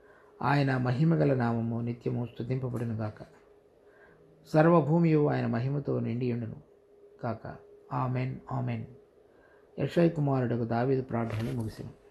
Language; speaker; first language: Telugu; native; Telugu